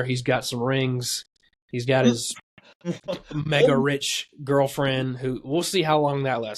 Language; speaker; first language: English; native; English